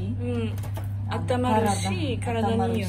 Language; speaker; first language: Japanese; native; Japanese